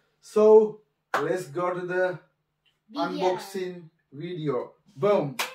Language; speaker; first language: English; non-native, learner; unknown